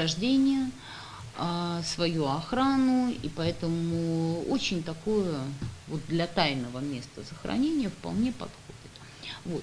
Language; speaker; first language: Russian; native; Russian